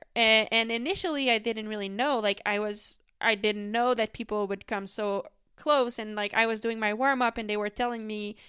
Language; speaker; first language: English; non-native, fluent; French